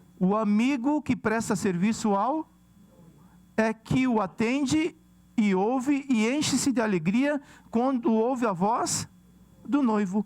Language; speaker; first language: Portuguese; native; Portuguese